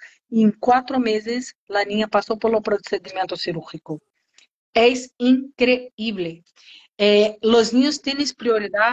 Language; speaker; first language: Spanish; non-native, learner; Portuguese